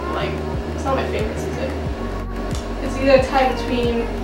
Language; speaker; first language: English; native; English